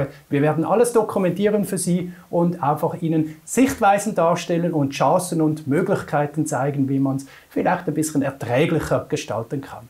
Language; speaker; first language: German; native; German